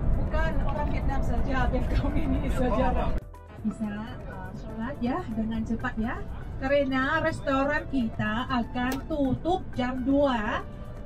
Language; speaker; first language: Indonesian; non-native, fluent; Vietnamese